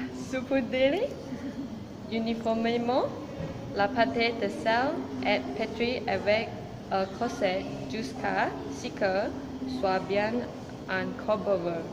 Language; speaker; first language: French; non-native, learner; Malay